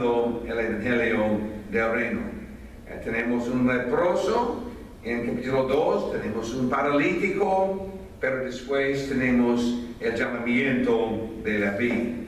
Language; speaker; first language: Spanish; non-native, fluent; English